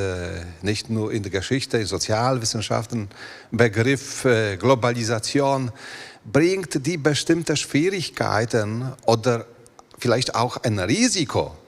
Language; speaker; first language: German; non-native, fluent; Polish